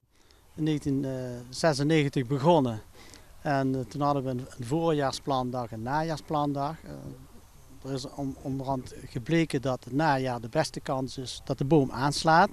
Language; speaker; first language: Dutch; native; Dutch